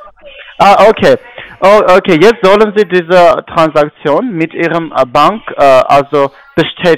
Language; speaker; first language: German; non-native, learner; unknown